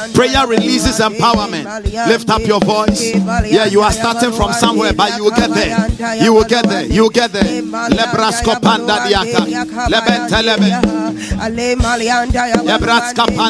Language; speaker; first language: English; non-native, local second language; Akan